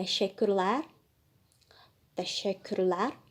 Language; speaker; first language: Turkish; non-native, fluent; Indonesian